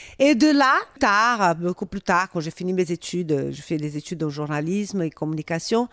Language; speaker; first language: French; non-native, fluent; Portuguese